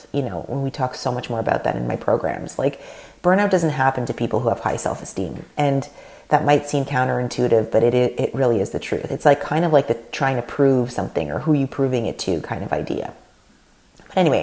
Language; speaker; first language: English; non-native, fluent; Russian